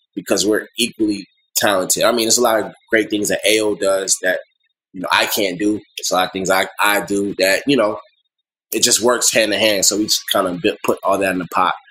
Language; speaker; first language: English; native; English